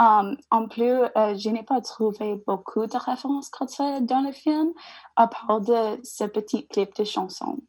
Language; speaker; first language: French; non-native, learner; English